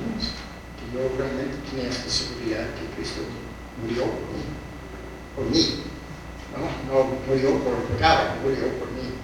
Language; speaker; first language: Spanish; non-native, fluent; English